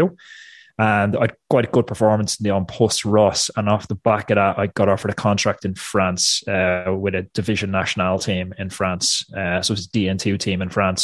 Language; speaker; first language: English; native; English